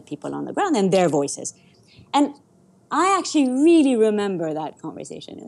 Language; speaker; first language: English; non-native, fluent; Persian